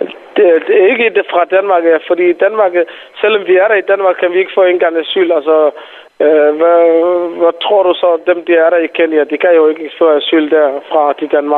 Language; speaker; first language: Danish; non-native, fluent; Somali